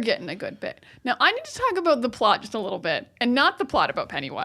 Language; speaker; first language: English; native; English